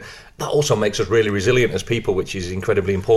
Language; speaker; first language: English; native; English